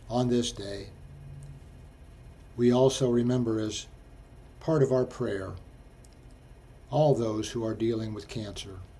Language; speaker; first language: English; native; English